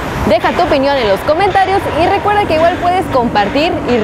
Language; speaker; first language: Spanish; native; Spanish